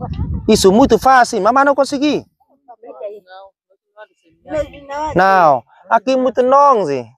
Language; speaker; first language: Portuguese; non-native, learner; Vietnamese